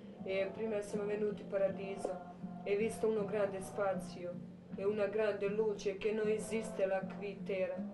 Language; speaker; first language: Italian; non-native, learner; Croatian